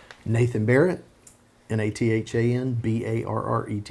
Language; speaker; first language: English; native; English